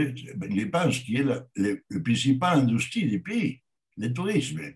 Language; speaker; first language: French; non-native, learner; Spanish